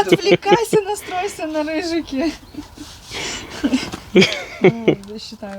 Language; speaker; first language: Russian; native; Russian